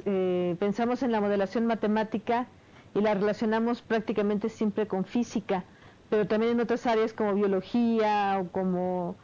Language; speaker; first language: Spanish; native; Spanish